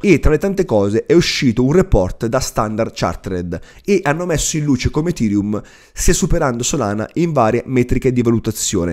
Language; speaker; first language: Italian; native; Italian